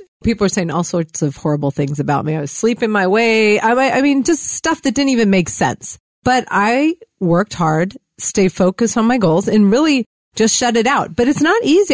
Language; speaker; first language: English; native; English